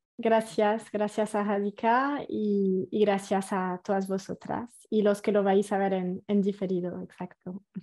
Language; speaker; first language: Spanish; non-native, fluent; French